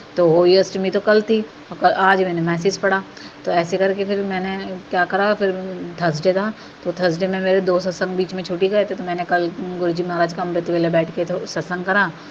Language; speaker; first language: Hindi; native; Hindi